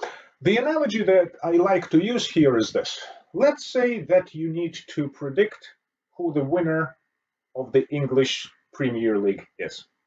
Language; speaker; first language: English; non-native, fluent; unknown